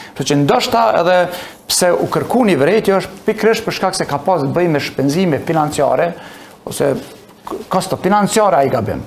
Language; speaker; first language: Albanian; native; Albanian